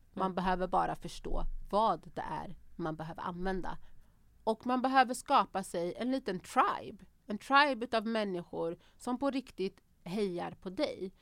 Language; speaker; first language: Swedish; early bilingual, other home language; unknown